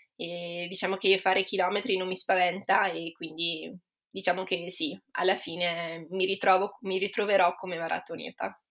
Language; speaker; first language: Italian; native; Italian